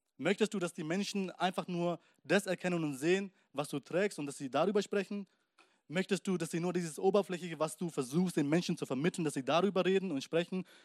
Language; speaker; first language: German; early bilingual, other home language; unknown